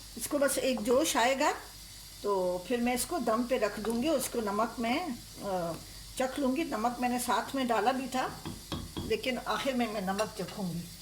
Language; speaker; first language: Urdu; non-native, local second language; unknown